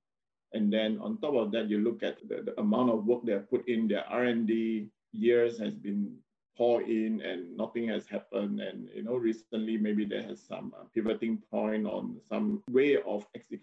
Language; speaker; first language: English; non-native, local second language; Min Nan Chinese